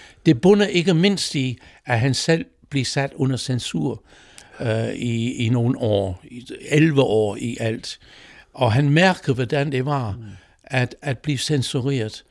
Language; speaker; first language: Danish; non-native, fluent; English